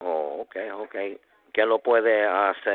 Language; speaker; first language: Spanish; early bilingual, heritage; Spanish